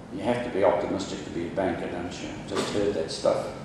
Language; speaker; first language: English; native; English